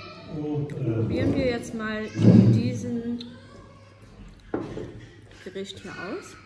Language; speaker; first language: German; early bilingual, other home language; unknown